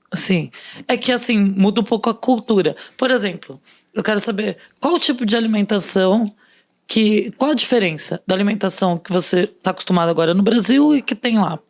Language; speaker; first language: Portuguese; native; Portuguese